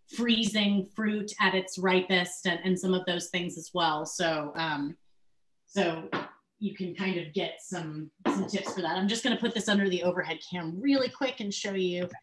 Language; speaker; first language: English; native; English